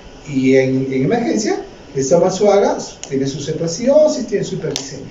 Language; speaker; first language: Spanish; native; Spanish